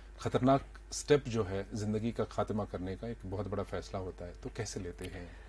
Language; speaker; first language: Hindi; non-native, local second language; Kashmiri